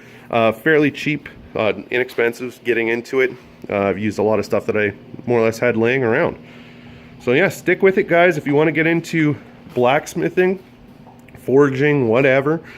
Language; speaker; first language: English; native; English